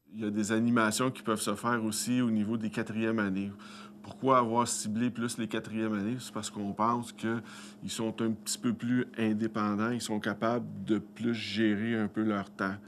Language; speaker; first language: French; native; French